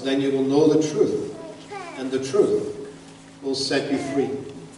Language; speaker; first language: English; native; English